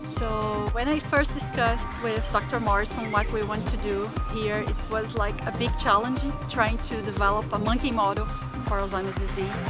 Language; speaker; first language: English; non-native, fluent; Portuguese